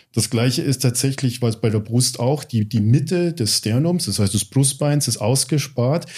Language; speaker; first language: German; early bilingual, other home language; English